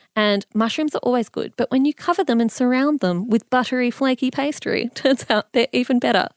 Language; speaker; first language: English; early bilingual, other home language; Hindi